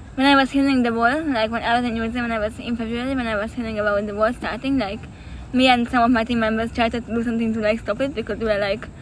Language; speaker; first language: English; non-native, fluent; Hungarian